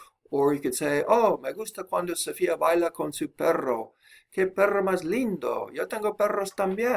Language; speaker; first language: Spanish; non-native, fluent; English